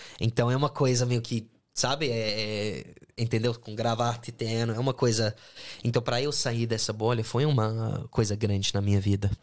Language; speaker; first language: Portuguese; non-native, fluent; English